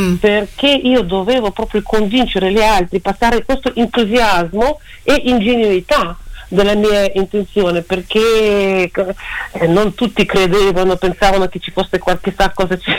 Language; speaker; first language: Italian; non-native, fluent; Russian